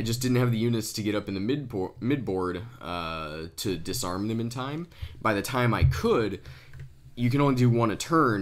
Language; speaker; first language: English; native; English